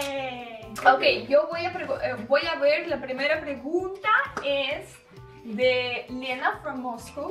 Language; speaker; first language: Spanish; non-native, learner; Russian